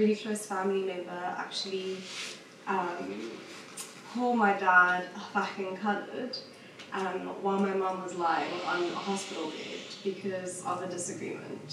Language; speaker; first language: English; native; English